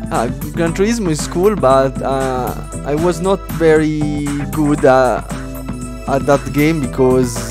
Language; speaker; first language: English; non-native, learner; Italian